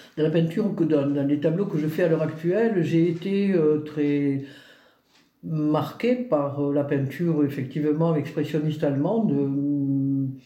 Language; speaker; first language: French; native; French